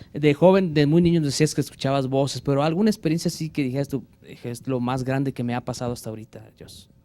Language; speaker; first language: Spanish; native; Spanish